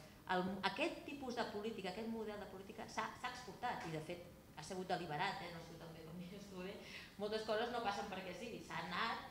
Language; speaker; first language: Catalan; native; Catalan